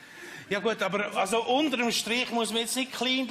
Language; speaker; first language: German; native; German